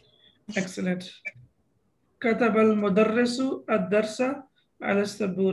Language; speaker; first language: Arabic; non-native, fluent; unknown